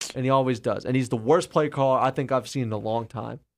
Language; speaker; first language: English; native; English